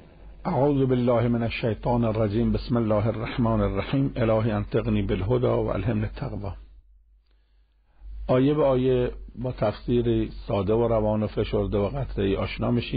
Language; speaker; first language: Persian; native; Persian